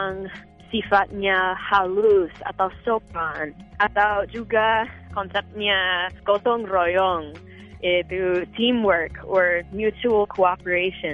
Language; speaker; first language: Indonesian; non-native, fluent; English